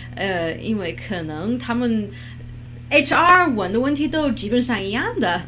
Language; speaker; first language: Chinese; non-native, fluent; English